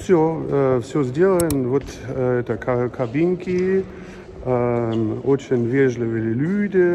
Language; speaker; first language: Russian; non-native, learner; German